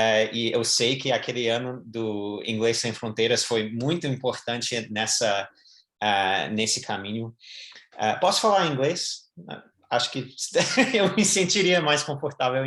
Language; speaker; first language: Portuguese; non-native, fluent; English